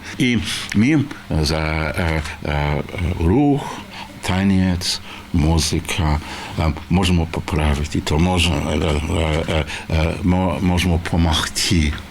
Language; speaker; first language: Ukrainian; non-native, learner; English